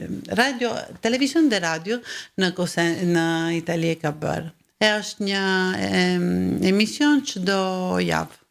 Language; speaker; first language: Albanian; early bilingual, heritage; Albanian